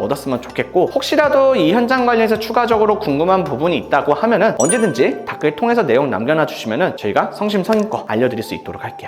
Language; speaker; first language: Korean; native; Korean